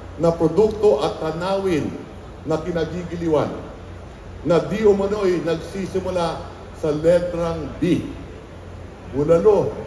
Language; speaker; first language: Filipino; native; Filipino